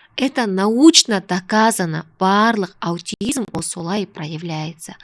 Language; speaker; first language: Russian; non-native, local second language; Kazakh